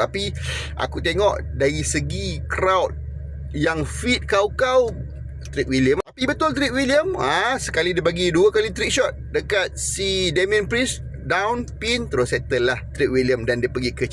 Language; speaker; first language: Malay; native; Malay